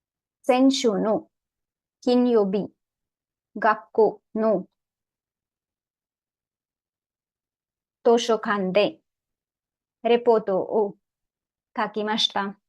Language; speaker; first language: Japanese; non-native, learner; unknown